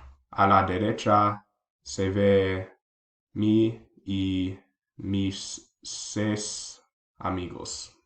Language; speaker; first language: Spanish; non-native, learner; English